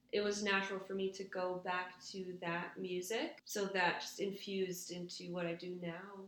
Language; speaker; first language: English; native; English